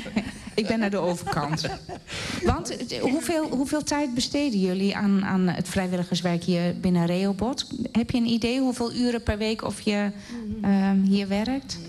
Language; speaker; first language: Dutch; native; Dutch